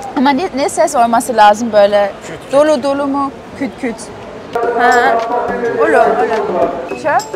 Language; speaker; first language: Turkish; non-native, fluent; German